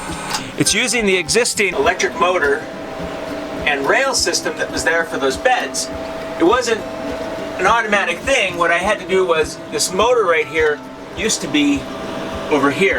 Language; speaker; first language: English; native; English